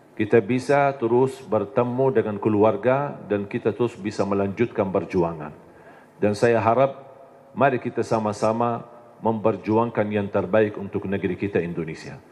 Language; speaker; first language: Indonesian; non-native, fluent; Arabic